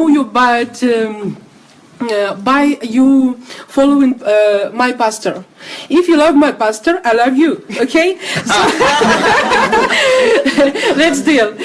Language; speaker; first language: English; non-native, learner; Russian